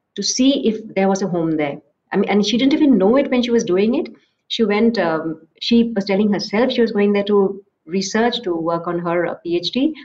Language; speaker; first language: English; non-native, local second language; Assamese